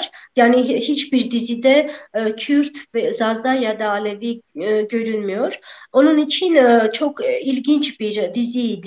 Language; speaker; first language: Turkish; non-native, fluent; Armenian